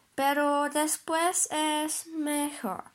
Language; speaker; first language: Spanish; non-native, learner; German